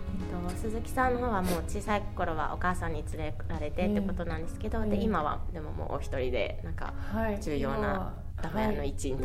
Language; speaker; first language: Japanese; native; Japanese